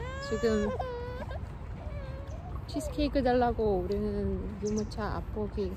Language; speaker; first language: Korean; non-native, fluent; Russian